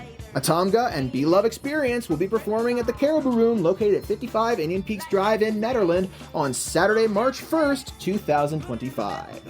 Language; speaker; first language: English; native; English